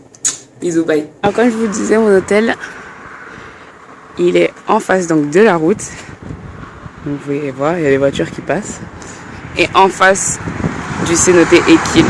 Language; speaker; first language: French; native; French